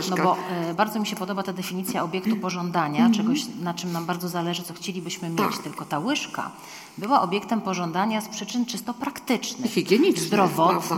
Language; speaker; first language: Polish; native; Polish